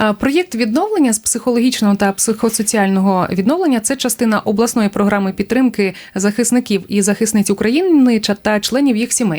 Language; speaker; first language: Ukrainian; native; Ukrainian